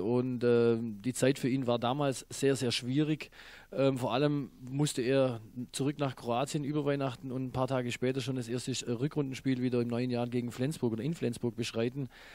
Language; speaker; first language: German; native; German